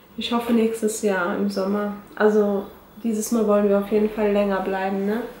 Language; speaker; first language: German; early bilingual, other home language; Turkish